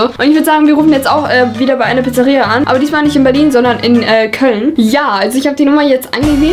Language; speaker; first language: German; native; German